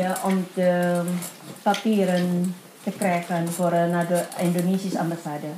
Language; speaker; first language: Dutch; non-native, learner; Indonesian